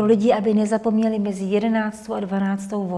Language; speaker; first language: Czech; native; Czech